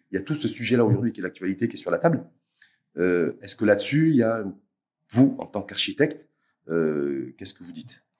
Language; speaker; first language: French; native; French